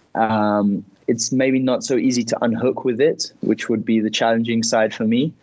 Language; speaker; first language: English; early bilingual, heritage; Spanish